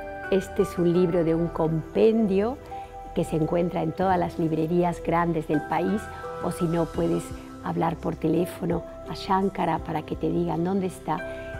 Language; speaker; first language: Spanish; native; Spanish